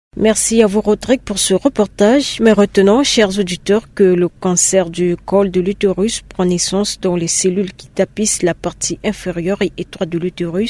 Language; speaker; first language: French; non-native, local second language; Sango